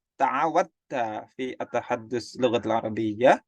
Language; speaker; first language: Arabic; non-native, fluent; Indonesian